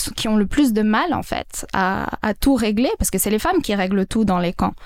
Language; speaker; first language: French; non-native, local second language; Arabic